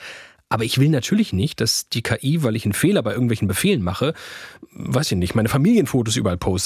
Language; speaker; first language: German; native; German